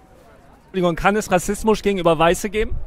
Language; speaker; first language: German; native; German